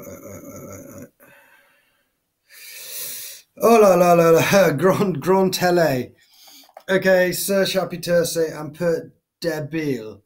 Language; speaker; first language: French; non-native, learner; English